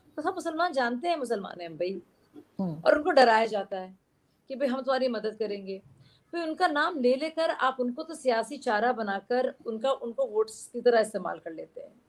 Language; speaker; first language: Hindi; native; Hindi